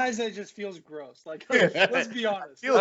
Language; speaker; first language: English; native; English